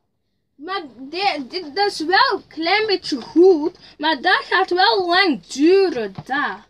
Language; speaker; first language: Dutch; early bilingual, other home language; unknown